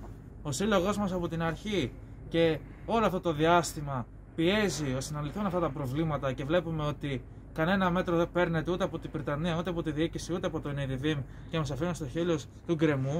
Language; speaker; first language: Greek; native; Greek